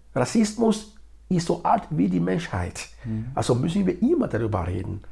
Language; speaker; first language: German; non-native, fluent; Bini